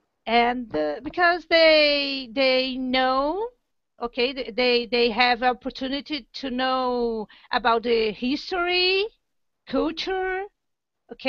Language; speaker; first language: English; non-native, learner; Portuguese